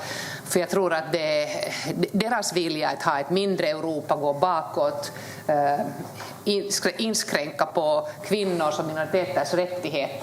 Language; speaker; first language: Swedish; native; Swedish